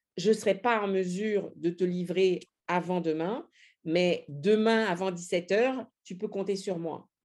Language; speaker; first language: French; native; French